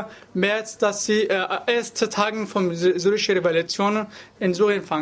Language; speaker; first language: German; non-native, learner; Arabic